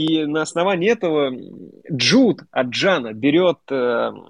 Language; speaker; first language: Russian; native; Russian